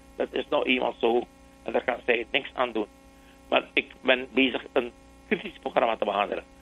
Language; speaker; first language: Dutch; native; Dutch